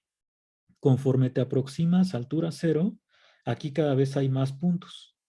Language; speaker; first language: Spanish; native; Spanish